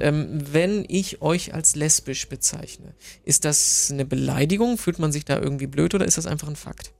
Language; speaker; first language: German; native; German